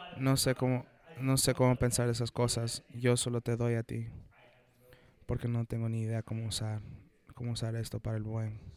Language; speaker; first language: Spanish; non-native, fluent; English